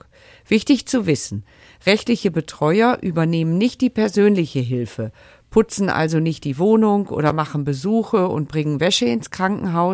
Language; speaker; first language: German; native; German